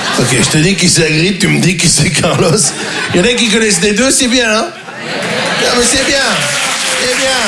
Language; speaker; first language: French; native; French